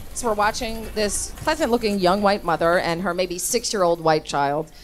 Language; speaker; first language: English; native; English